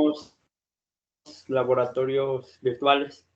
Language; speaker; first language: Spanish; native; Spanish